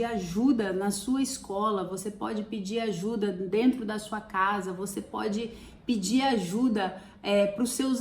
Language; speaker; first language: Portuguese; native; Portuguese